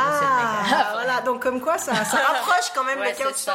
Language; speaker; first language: French; native; French